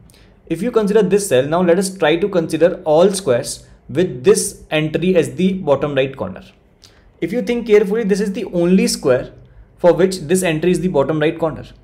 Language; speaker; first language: English; non-native, local second language; Hindi